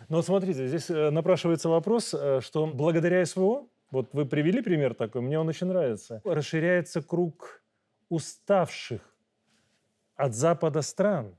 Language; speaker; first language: Russian; native; Russian